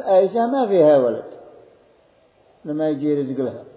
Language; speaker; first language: Arabic; native; Arabic